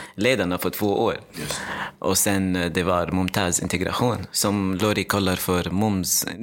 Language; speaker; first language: Swedish; non-native, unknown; Arabic